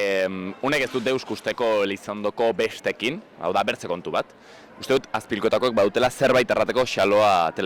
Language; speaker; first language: Basque; native; Basque